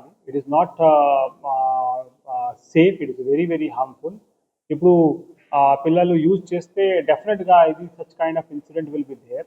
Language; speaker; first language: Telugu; non-native, local second language; Urdu